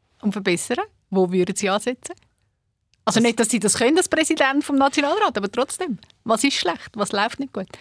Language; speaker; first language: German; native; German